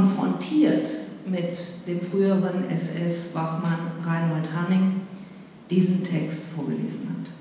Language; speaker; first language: German; native; German